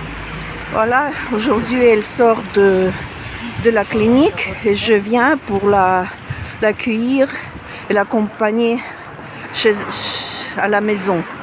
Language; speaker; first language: French; non-native, fluent; Russian